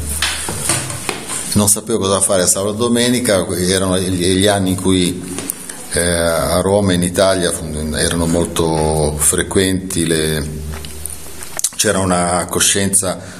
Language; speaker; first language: Italian; native; Italian